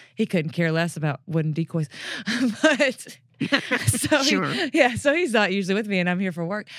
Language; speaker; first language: English; native; English